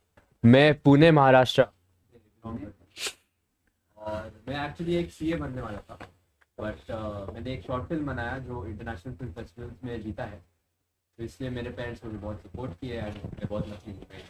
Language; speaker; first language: Hindi; non-native, local second language; Marathi